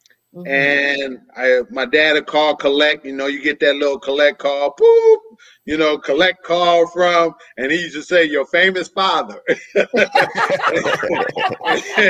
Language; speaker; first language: English; native; English